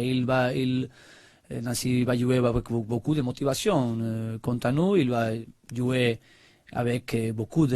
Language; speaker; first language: French; non-native, learner; Spanish